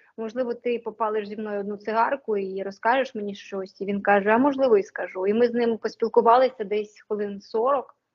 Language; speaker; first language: Ukrainian; non-native, local second language; Russian